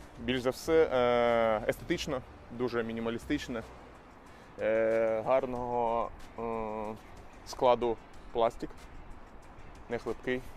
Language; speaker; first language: Ukrainian; non-native, local second language; Russian